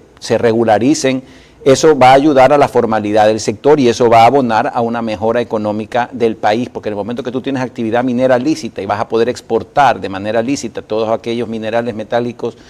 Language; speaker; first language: Spanish; native; Spanish